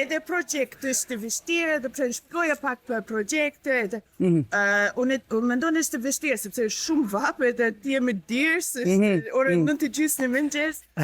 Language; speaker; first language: Albanian; non-native, learner; English